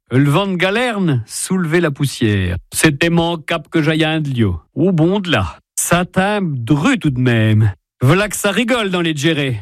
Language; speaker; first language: French; native; French